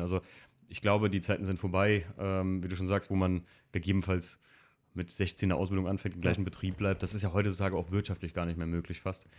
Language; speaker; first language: German; native; German